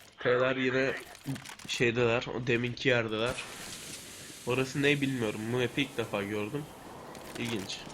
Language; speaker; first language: Turkish; native; Turkish